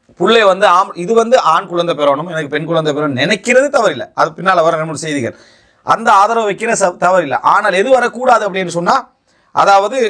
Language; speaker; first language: Tamil; native; Tamil